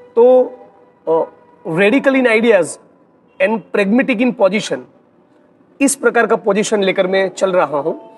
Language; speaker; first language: Hindi; non-native, local second language; Gujarati